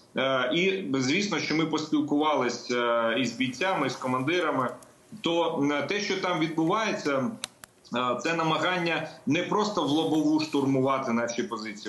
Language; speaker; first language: Ukrainian; native; Ukrainian